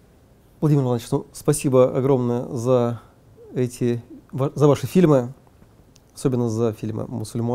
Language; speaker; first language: Russian; native; Russian